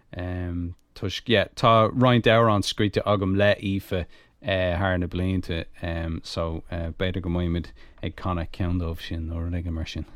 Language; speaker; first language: Irish; non-native, local second language; English